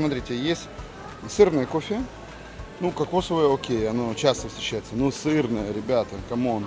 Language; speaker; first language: Russian; native; Russian